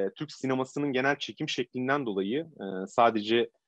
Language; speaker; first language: Turkish; native; Turkish